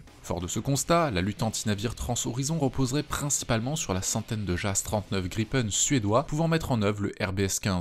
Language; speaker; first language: French; native; French